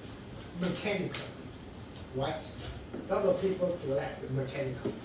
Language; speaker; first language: English; non-native, learner; Chinese